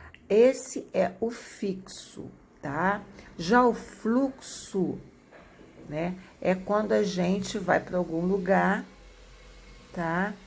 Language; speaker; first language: Portuguese; native; Portuguese